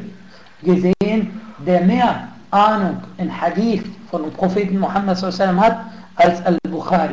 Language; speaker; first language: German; non-native, fluent; Arabic